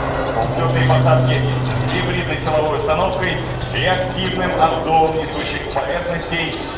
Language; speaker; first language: Russian; native; Russian